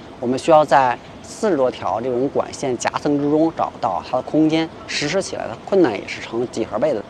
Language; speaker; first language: Chinese; native; Chinese